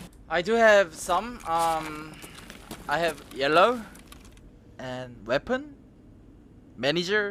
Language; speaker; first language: English; non-native, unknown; Korean